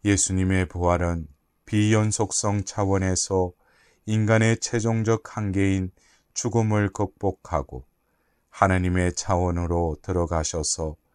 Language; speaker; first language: Korean; native; Korean